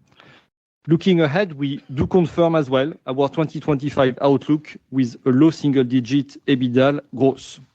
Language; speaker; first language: English; non-native, fluent; French